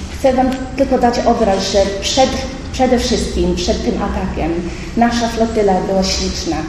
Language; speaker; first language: Polish; early bilingual, heritage; Polish